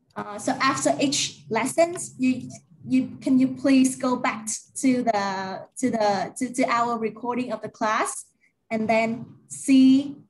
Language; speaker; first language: English; non-native, learner; Vietnamese